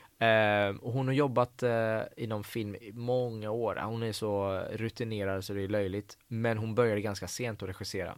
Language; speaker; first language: Swedish; early bilingual, other home language; Persian